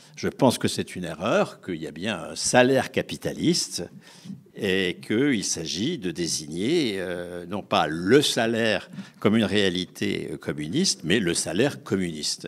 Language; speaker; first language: French; native; French